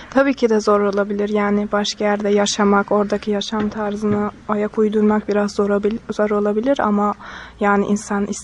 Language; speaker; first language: Turkish; early bilingual, other home language; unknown